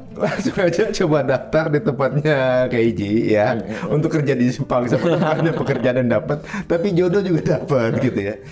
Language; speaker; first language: Indonesian; native; Indonesian